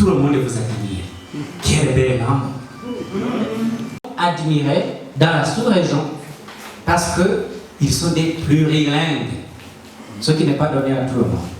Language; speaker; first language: French; non-native, local second language; Rundi